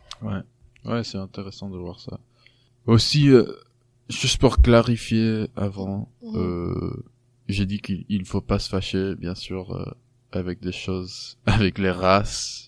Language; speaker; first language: French; non-native, fluent; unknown